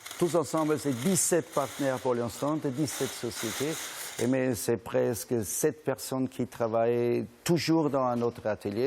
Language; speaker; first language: French; non-native, learner; German